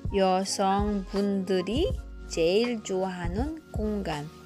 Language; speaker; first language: Korean; non-native, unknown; Filipino